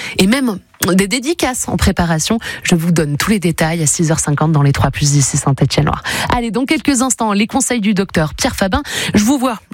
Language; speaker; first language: French; native; French